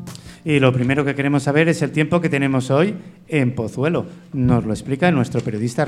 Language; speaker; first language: Spanish; native; Spanish